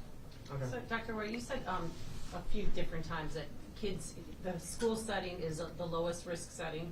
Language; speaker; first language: English; native; English